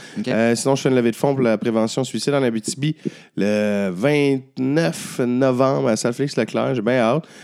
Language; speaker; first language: French; native; French